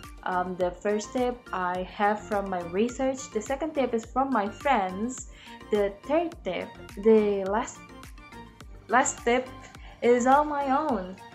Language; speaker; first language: English; non-native, learner; Indonesian